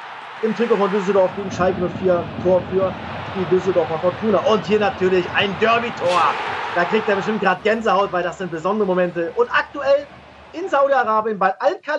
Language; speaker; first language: German; native; German